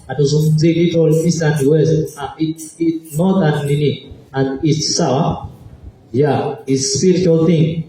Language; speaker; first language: English; non-native, local second language; Swahili